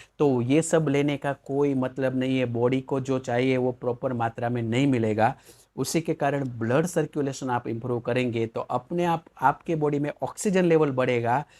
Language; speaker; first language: Hindi; non-native, local second language; Gujarati